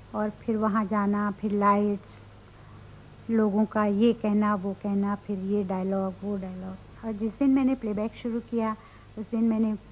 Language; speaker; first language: Hindi; non-native, local second language; Marathi